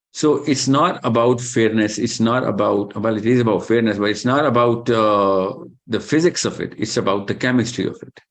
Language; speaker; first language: English; non-native, local second language; Urdu